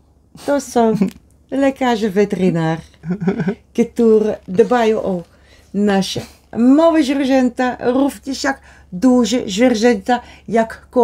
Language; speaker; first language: Polish; non-native, learner; Dutch